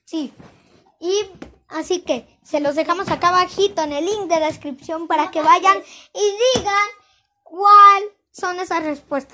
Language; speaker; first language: Spanish; native; Spanish